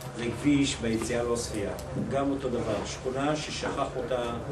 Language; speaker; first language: Hebrew; non-native, local second language; Arabic